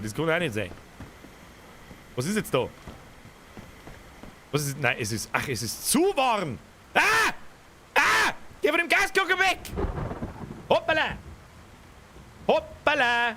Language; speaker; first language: German; native; German